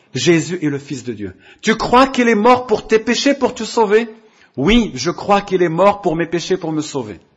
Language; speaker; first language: French; non-native, local second language; Arabic